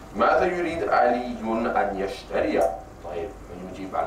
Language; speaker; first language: Arabic; non-native, fluent; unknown